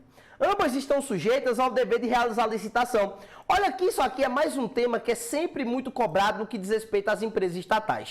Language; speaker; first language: Portuguese; native; Portuguese